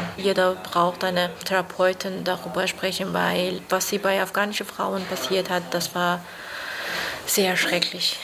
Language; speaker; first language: German; non-native, fluent; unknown